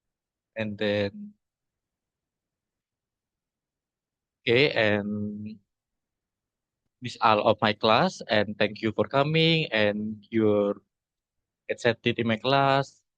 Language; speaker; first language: English; non-native, learner; Indonesian